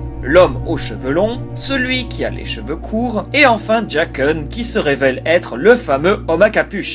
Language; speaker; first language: French; native; French